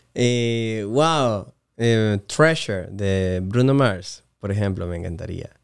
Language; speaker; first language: Spanish; native; Spanish